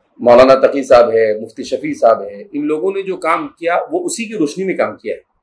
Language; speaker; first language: Urdu; native; Urdu